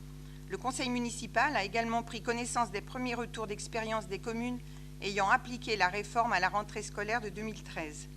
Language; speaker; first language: French; native; French